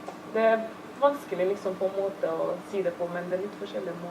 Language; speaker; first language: Norwegian; early bilingual, other home language; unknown